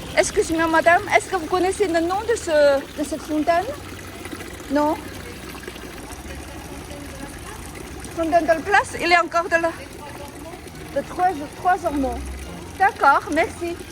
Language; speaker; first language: French; non-native, learner; Chinese